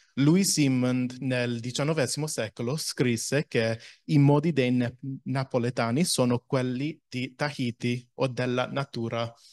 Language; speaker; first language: Italian; non-native, fluent; English